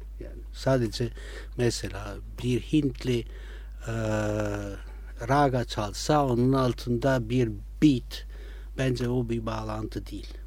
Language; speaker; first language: Turkish; non-native, fluent; Italian